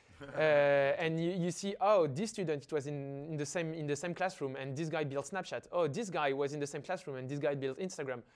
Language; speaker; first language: English; non-native, fluent; French